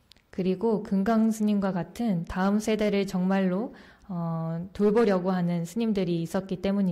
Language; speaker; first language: Korean; native; Korean